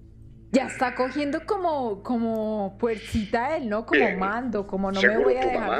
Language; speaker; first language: Spanish; native; Spanish